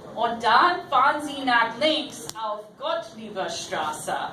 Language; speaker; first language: German; non-native, fluent; English